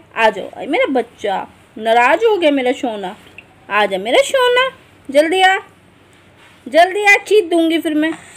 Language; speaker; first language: Hindi; native; Hindi